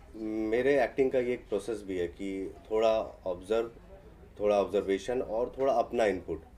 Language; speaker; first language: Hindi; native; Hindi